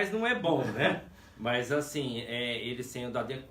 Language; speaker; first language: Portuguese; native; Portuguese